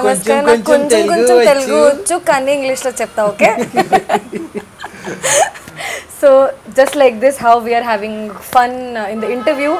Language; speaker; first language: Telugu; non-native, learner; Hindi